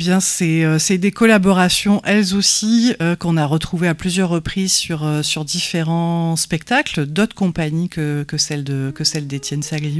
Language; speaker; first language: French; native; French